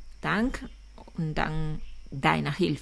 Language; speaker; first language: German; non-native, fluent; Spanish